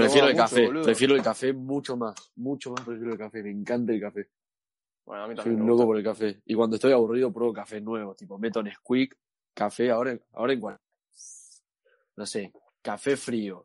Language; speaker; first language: Spanish; native; Spanish